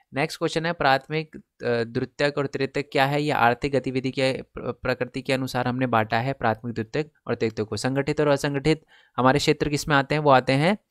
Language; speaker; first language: Hindi; native; Hindi